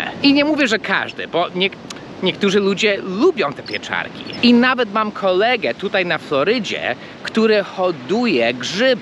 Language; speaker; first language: Polish; early bilingual, heritage; Polish